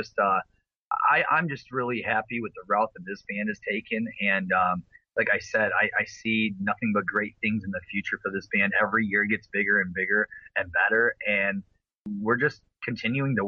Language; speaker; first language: English; native; English